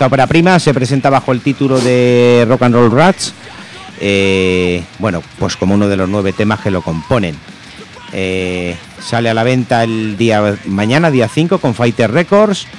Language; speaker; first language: Spanish; native; Spanish